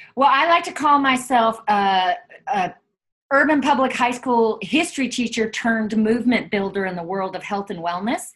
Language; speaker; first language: English; native; English